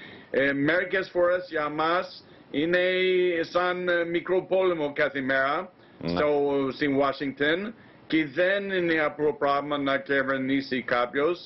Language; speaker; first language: Greek; non-native, fluent; English